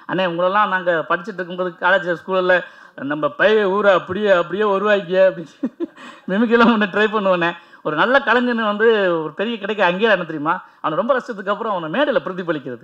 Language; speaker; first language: Tamil; native; Tamil